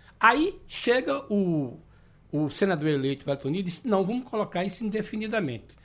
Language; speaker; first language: Portuguese; native; Portuguese